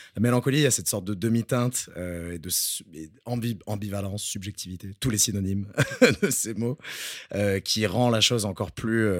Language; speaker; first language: French; early bilingual, other home language; Spanish